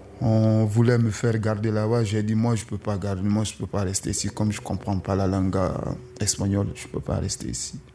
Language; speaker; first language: French; non-native, local second language; Susu